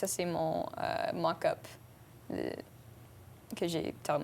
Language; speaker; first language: French; non-native, local second language; English